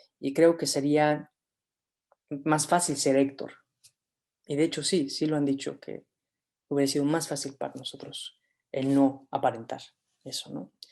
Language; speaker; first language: Spanish; native; Spanish